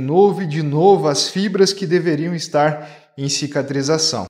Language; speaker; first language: Portuguese; native; Portuguese